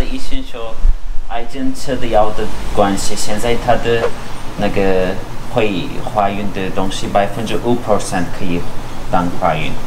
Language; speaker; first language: Chinese; non-native, learner; Turkish